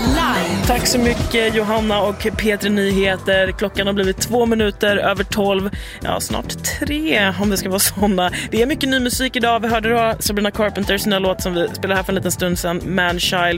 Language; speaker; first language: Swedish; native; Swedish